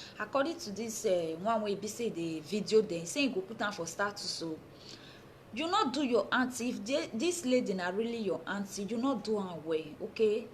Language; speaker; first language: Nigerian Pidgin; native; Nigerian Pidgin